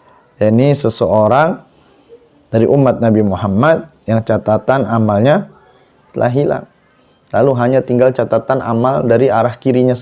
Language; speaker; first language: Indonesian; native; Indonesian